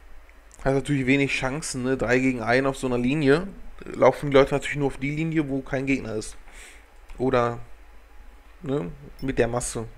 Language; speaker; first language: German; native; German